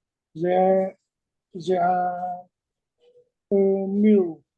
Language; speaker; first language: English; non-native, learner; Vietnamese